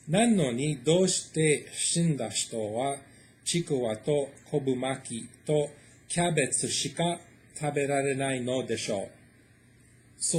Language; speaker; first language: Japanese; non-native, fluent; English